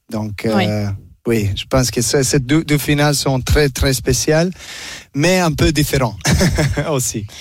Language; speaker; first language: French; non-native, learner; Serbian